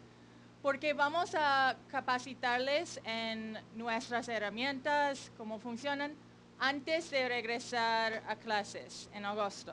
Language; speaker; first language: Spanish; non-native, fluent; English